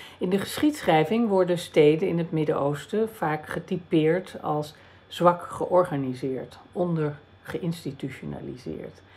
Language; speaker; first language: Dutch; native; Dutch